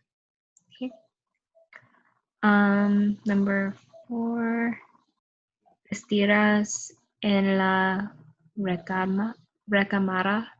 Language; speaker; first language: Spanish; non-native, learner; English